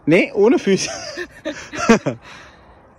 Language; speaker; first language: German; non-native, learner; Arabic